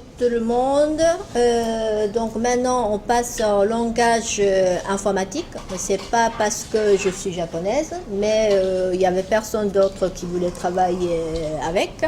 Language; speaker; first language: French; non-native, fluent; Japanese